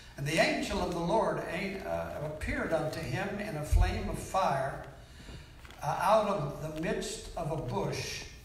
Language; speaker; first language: English; native; English